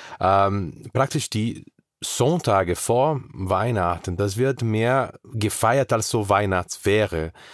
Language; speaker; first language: German; non-native, fluent; Portuguese